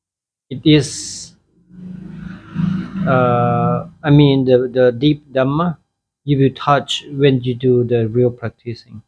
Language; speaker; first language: English; non-native, fluent; Thai